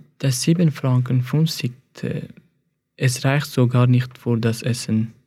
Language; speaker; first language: German; non-native, fluent; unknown